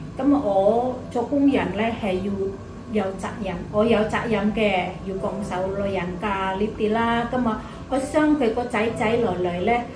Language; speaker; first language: Cantonese; non-native, fluent; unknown